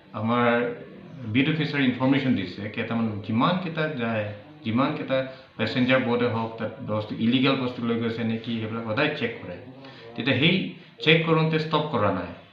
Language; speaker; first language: Assamese; native; Assamese